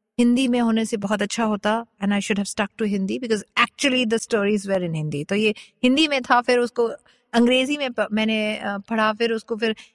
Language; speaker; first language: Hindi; non-native, local second language; Bangla